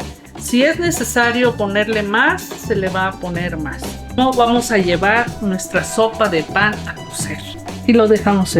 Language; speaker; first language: Spanish; native; Spanish